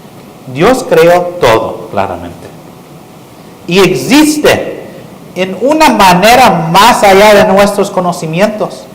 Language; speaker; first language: Spanish; non-native, learner; English